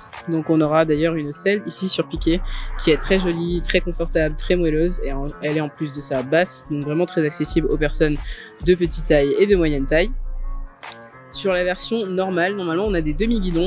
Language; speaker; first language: French; native; French